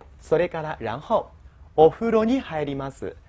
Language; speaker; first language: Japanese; non-native, fluent; Chinese